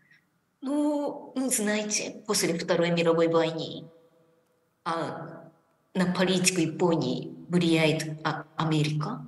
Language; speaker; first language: Russian; non-native, fluent; Japanese